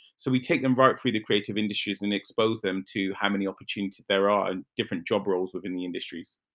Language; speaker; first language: English; native; English